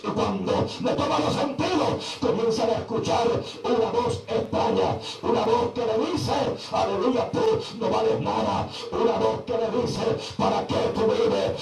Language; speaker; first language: Spanish; native; Spanish